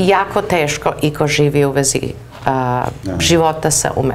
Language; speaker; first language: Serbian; early bilingual, heritage; Serbian